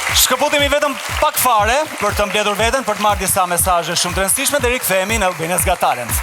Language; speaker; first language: Albanian; native; Albanian